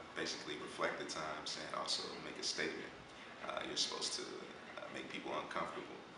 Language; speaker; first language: English; native; English